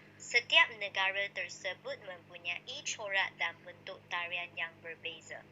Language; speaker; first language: Malay; non-native, local second language; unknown